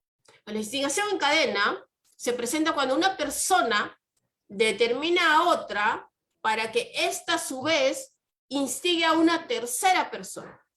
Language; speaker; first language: Spanish; native; Spanish